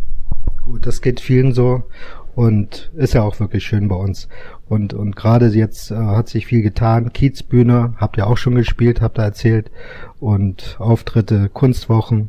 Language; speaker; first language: German; native; German